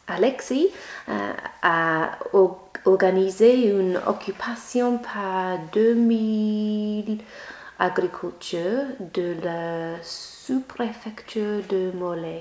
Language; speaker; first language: French; non-native, learner; English